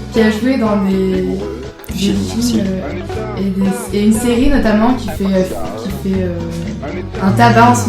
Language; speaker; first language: French; native; French